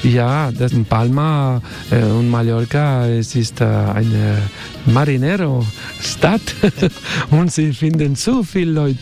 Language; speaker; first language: German; non-native, learner; Spanish